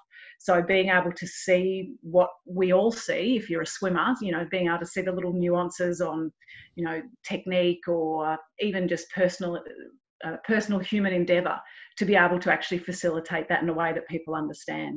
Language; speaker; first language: English; native; English